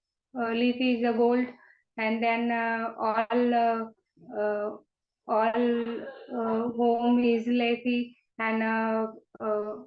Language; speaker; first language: English; non-native, learner; Kannada